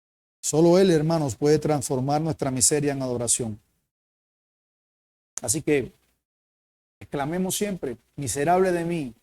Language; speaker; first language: Spanish; native; Spanish